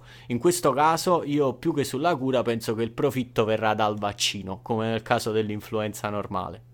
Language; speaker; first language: Italian; native; Italian